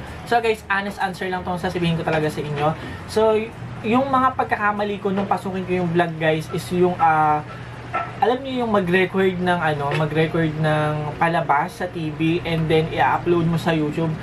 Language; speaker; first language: Filipino; native; Filipino